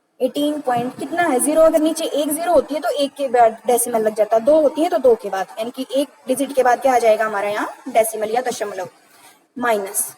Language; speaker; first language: Hindi; native; Hindi